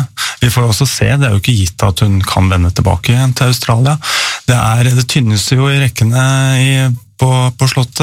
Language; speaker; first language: Norwegian; native; Norwegian